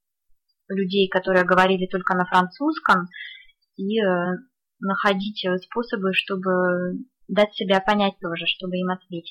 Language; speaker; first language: Russian; native; Russian